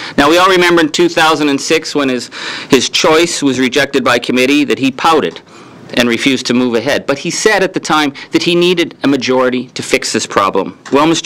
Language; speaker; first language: English; native; English